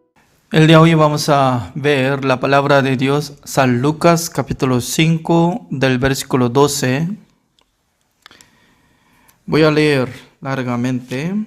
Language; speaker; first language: Spanish; non-native, fluent; Korean